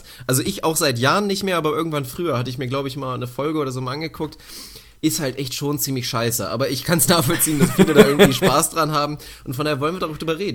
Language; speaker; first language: German; native; German